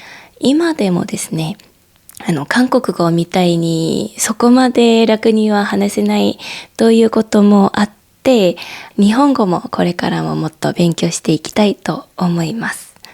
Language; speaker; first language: Japanese; non-native, fluent; Korean